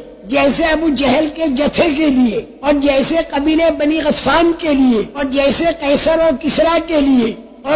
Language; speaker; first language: Urdu; native; Urdu